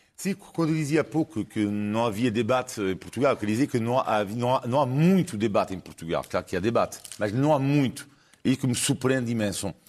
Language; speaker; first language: Portuguese; non-native, fluent; French